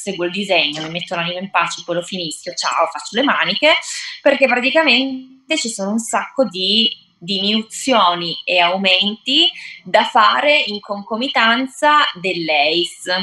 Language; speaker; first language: Italian; native; Italian